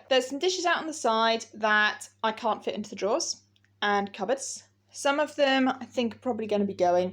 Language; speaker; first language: English; native; English